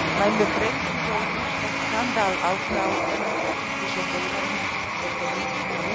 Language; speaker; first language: German; non-native, fluent; Croatian